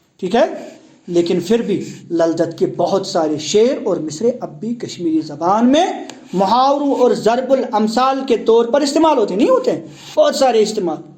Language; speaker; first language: Urdu; non-native, local second language; Kashmiri